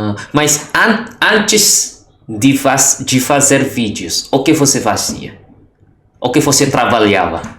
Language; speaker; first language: Portuguese; non-native, learner; Indonesian